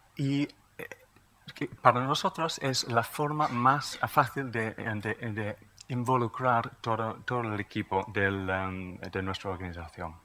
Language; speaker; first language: Spanish; non-native, fluent; English